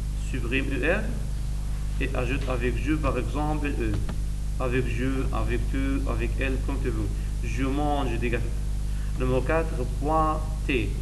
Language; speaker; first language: French; non-native, learner; Arabic